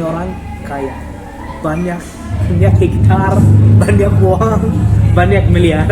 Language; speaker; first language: Indonesian; non-native, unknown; Arabic